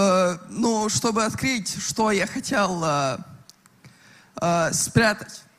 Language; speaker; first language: Russian; non-native, local second language; Latvian